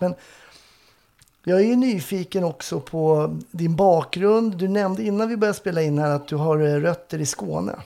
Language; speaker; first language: Swedish; native; Swedish